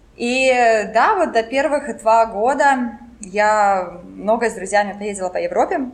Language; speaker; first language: Russian; non-native, local second language; French